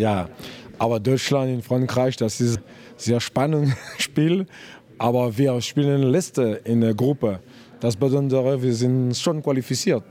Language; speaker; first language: German; non-native, learner; French